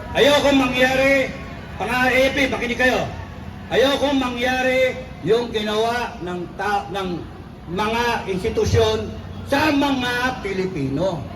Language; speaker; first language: Filipino; non-native, local second language; Cebuano